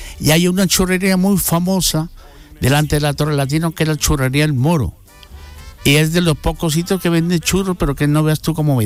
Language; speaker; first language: Spanish; native; Spanish